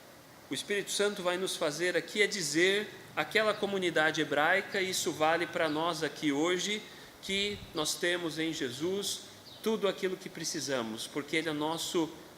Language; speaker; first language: Portuguese; native; Portuguese